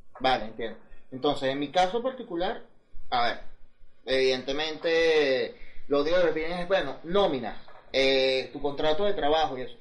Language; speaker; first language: Spanish; native; Spanish